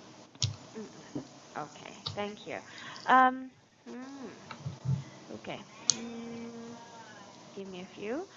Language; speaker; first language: English; non-native, fluent; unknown